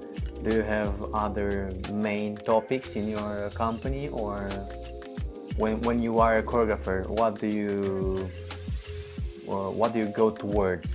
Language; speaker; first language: English; non-native, fluent; Romanian